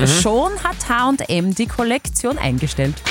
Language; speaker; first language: German; native; German